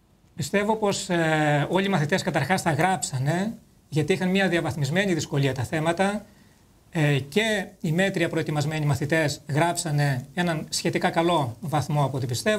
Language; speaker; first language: Greek; native; Greek